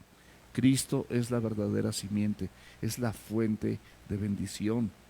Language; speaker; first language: Spanish; native; Spanish